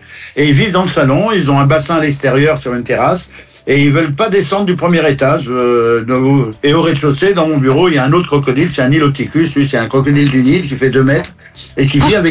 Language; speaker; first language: French; native; French